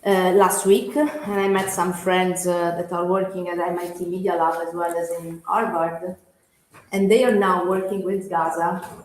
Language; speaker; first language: English; non-native, fluent; Italian